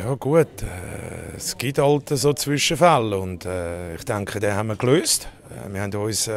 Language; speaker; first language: German; native; German